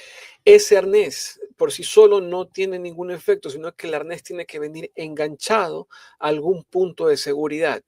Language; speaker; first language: Spanish; native; Spanish